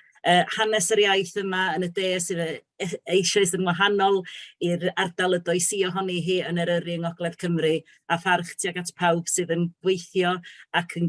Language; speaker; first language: Welsh; native; Welsh